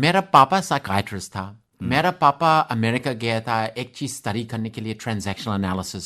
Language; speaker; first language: Hindi; non-native, fluent; English